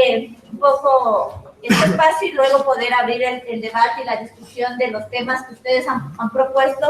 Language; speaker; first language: Spanish; native; Spanish